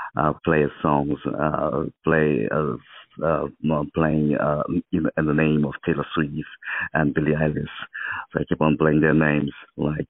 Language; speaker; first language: English; non-native, local second language; Mizo